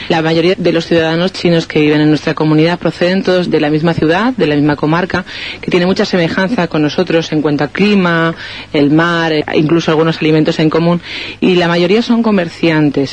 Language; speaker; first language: Spanish; native; Spanish